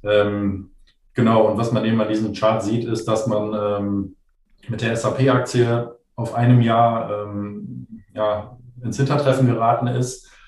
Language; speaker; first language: German; native; German